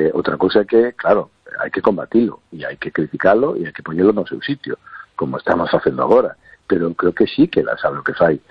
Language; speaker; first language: Galician; non-native, local second language; Spanish